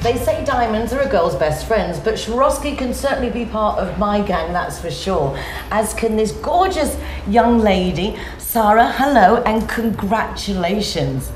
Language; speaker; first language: English; native; English